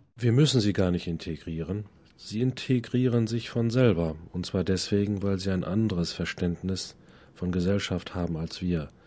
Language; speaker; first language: German; native; German